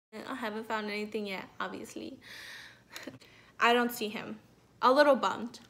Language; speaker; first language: English; native; English